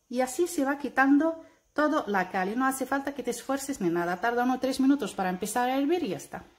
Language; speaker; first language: Spanish; non-native, fluent; Arabic